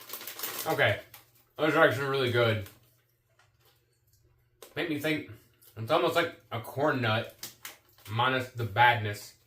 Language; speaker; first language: English; native; English